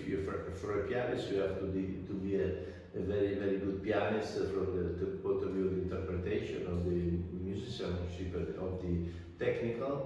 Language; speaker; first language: English; non-native, fluent; Italian